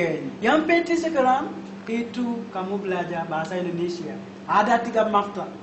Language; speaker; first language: Indonesian; non-native, learner; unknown